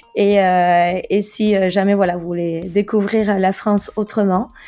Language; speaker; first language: French; non-native, fluent; Spanish